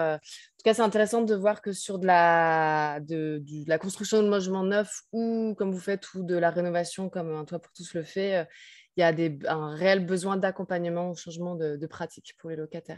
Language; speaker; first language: French; native; French